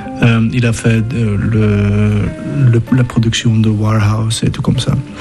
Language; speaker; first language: French; non-native, fluent; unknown